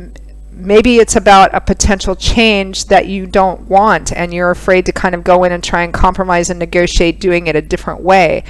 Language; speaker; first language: English; native; English